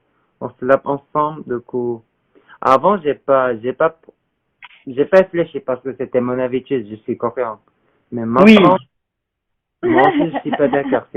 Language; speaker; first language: French; non-native, learner; Korean